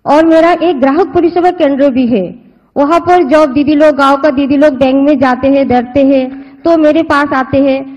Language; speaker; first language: Hindi; non-native, local second language; Bangla